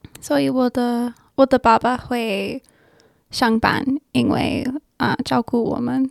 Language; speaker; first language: Chinese; non-native, learner; English